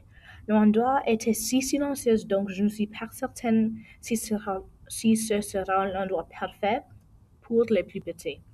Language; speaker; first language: French; non-native, learner; English